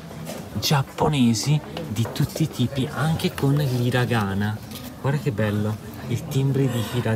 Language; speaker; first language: Italian; native; Italian